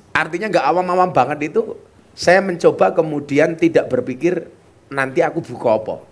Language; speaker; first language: Indonesian; non-native, local second language; Javanese